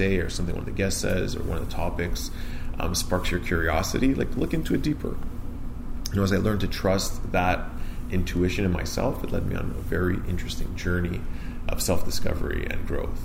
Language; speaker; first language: English; native; English